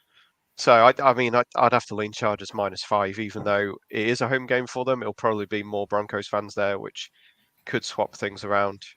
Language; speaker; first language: English; native; English